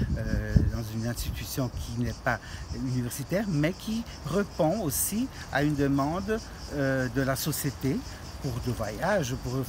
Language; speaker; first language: French; non-native, fluent; Portuguese